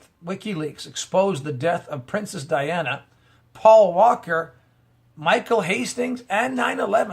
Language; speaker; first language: English; native; English